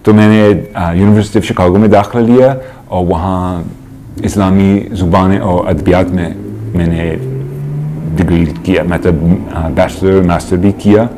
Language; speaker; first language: Hindi; non-native, fluent; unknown